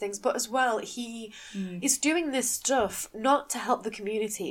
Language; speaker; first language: English; native; English